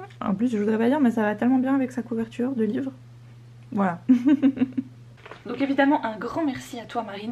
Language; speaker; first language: French; native; French